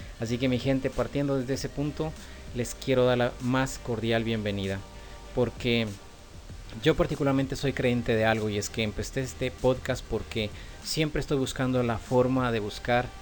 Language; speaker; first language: Spanish; native; Spanish